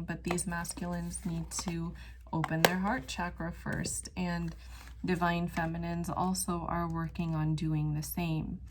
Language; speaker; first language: English; native; English